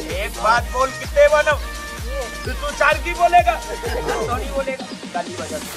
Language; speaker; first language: Hindi; non-native, local second language; Bangla